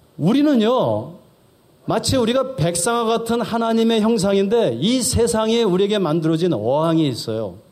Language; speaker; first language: Korean; early bilingual, heritage; Korean